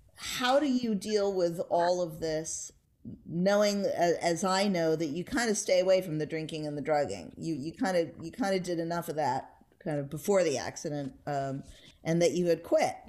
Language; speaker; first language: English; native; English